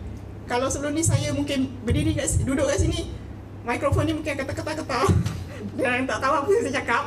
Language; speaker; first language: Malay; native; Malay